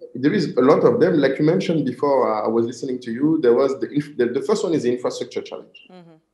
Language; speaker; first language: English; non-native, fluent; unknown